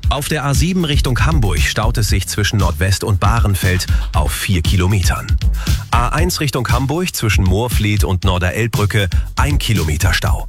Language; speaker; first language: German; native; German